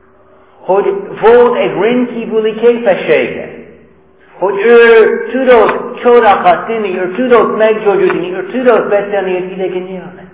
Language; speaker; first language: Hungarian; non-native, fluent; English